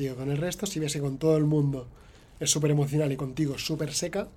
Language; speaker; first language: Spanish; native; Spanish